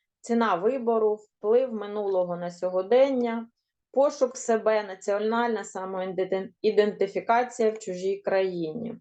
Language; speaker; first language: Ukrainian; native; Ukrainian